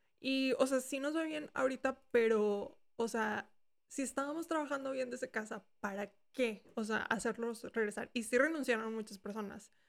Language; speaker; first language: Spanish; early bilingual, heritage; Spanish